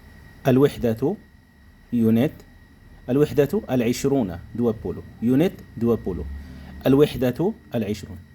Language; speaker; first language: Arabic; non-native, fluent; Indonesian